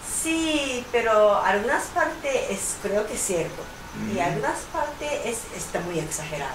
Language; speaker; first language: Spanish; non-native, learner; Japanese